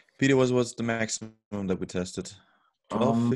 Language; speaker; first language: English; non-native, fluent; German